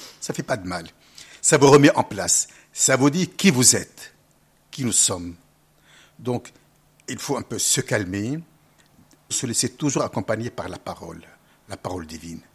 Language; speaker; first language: French; non-native, local second language; Arabic